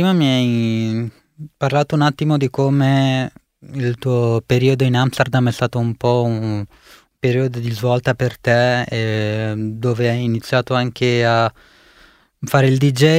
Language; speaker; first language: Italian; early bilingual, other home language; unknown